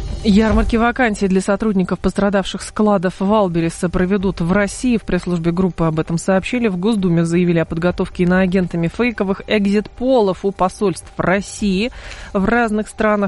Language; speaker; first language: Russian; native; Russian